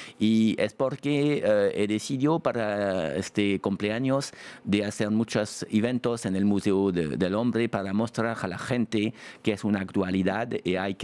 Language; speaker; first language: Spanish; non-native, fluent; French